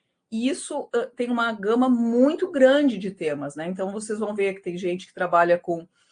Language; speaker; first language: Portuguese; native; Portuguese